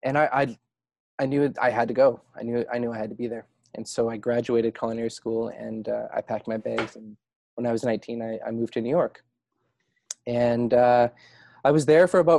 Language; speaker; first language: English; native; English